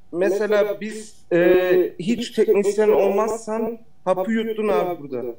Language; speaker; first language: Turkish; early bilingual, heritage; Turkish